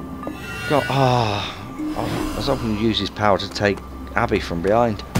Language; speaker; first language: English; native; English